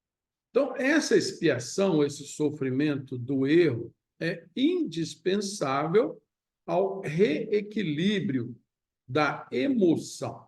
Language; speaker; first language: Portuguese; native; Portuguese